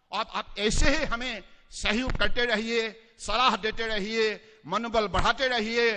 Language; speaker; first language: Hindi; non-native, local second language; Assamese